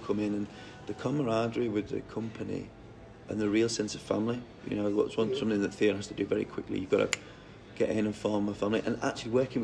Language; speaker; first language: English; native; English